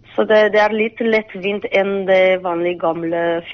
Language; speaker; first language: Norwegian; non-native, fluent; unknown